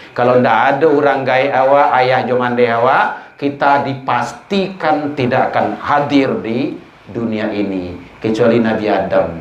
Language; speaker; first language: Malay; non-native, local second language; Minangkabau